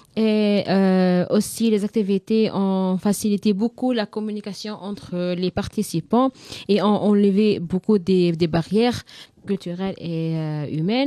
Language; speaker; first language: French; non-native, learner; Arabic